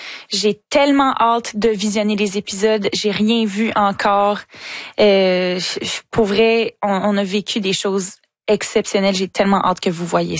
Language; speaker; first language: French; native; French